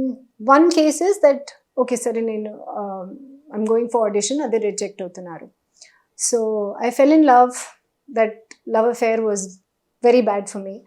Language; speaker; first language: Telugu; non-native, learner; Hindi